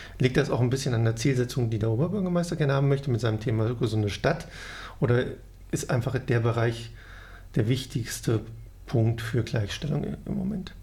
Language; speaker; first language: German; native; German